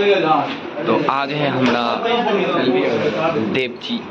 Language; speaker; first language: Hindi; non-native, local second language; Bangla